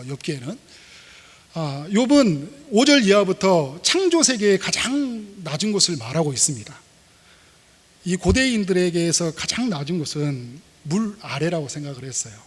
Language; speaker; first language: Korean; native; Korean